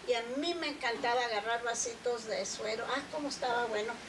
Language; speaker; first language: Spanish; early bilingual, other home language; English